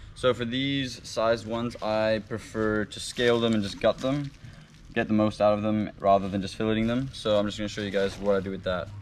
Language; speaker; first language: English; non-native, fluent; Indonesian